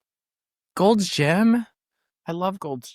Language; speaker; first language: English; native; English